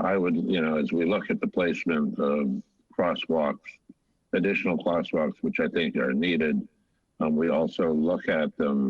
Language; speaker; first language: English; native; English